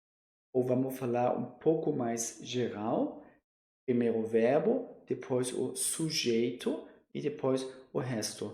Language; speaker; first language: Portuguese; non-native, fluent; German